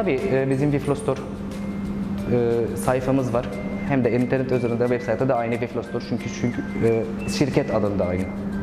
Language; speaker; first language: Turkish; non-native, learner; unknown